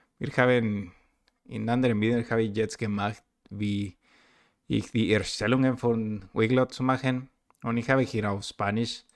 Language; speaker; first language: German; non-native, learner; Spanish